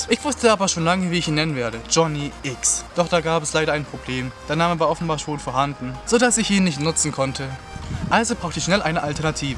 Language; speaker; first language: German; native; German